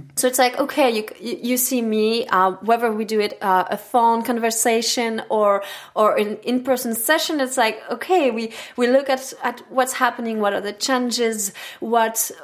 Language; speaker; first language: English; non-native, fluent; French